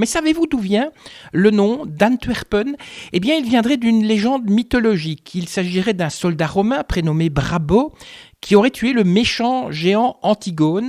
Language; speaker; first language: French; native; French